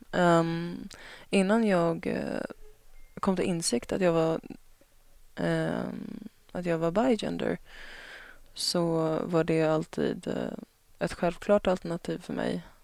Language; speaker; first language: Swedish; native; Swedish